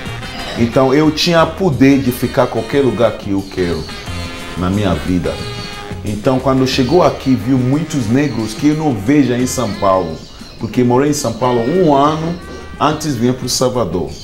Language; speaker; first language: Portuguese; non-native, learner; Akan